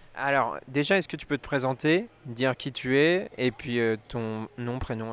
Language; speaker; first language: French; native; French